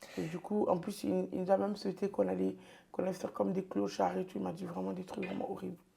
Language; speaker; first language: French; early bilingual, other home language; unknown